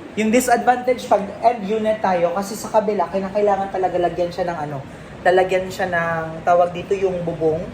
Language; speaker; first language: Filipino; non-native, local second language; Waray